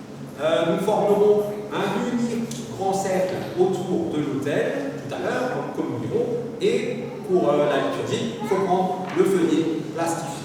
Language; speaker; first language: French; native; French